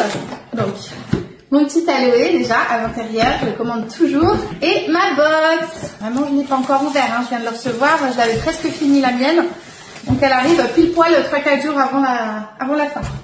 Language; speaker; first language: French; native; French